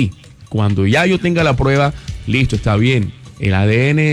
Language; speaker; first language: Spanish; native; Spanish